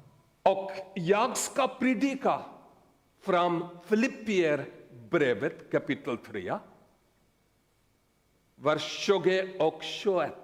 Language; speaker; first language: Swedish; non-native, learner; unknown